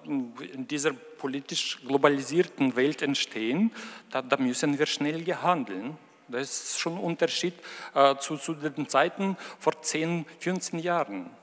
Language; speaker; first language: German; non-native, fluent; Ukrainian